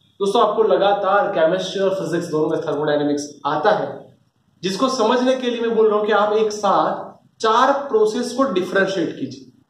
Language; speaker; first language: Hindi; non-native, local second language; Gujarati